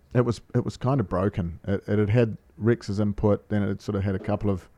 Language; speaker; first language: English; native; English